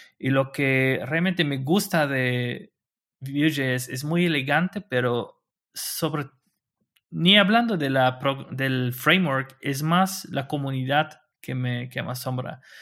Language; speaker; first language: Spanish; non-native, fluent; Luxembourgish